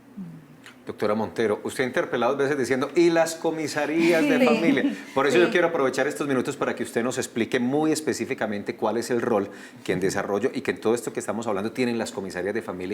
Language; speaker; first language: Spanish; native; Spanish